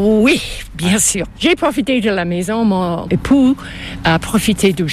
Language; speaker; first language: French; non-native, fluent; English